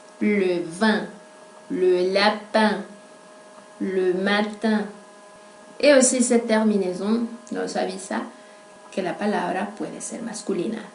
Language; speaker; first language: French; non-native, fluent; Spanish